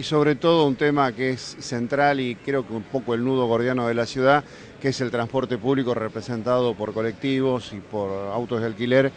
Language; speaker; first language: Spanish; native; Spanish